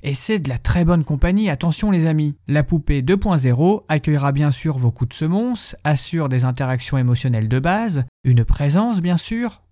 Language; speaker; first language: French; native; French